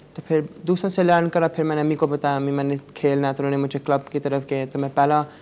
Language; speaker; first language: Urdu; native; Urdu